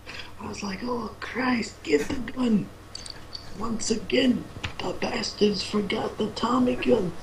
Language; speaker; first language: English; native; English